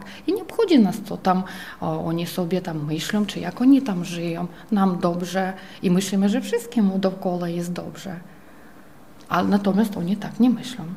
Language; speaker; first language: Polish; non-native, fluent; Ukrainian